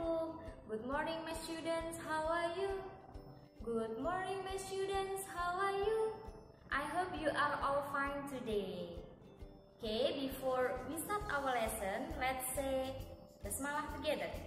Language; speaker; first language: English; non-native, fluent; Indonesian